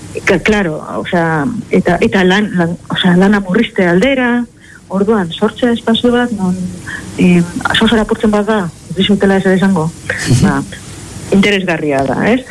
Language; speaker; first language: Basque; native; Basque